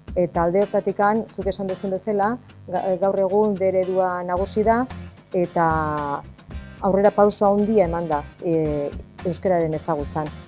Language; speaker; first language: Basque; native; Basque